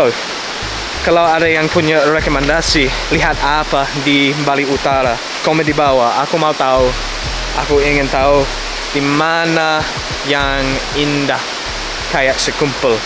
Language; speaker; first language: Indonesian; non-native, learner; English